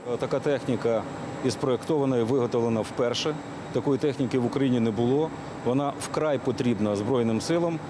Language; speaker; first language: Ukrainian; native; Ukrainian